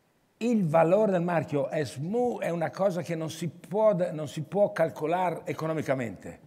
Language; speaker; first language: Spanish; non-native, learner; Italian